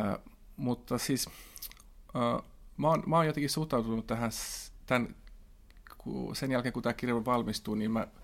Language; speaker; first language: Finnish; non-native, local second language; Swedish